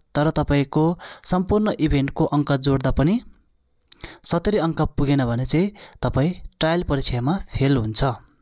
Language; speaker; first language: Nepali; non-native, local second language; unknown